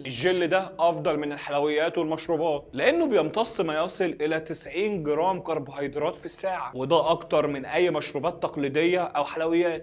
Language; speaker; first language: Arabic; native; Arabic